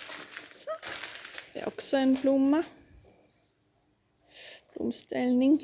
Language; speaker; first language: Swedish; non-native, fluent; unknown